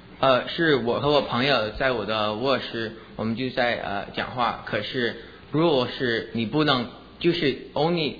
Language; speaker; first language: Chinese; early bilingual, heritage; English